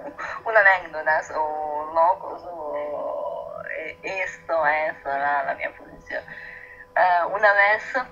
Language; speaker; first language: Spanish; non-native, learner; Italian